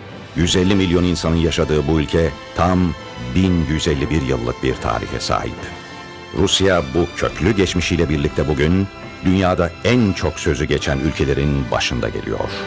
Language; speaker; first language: Turkish; native; Turkish